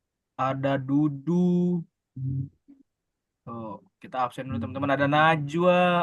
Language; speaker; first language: Indonesian; native; Indonesian